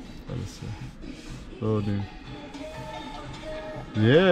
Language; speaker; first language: Korean; early bilingual, heritage; English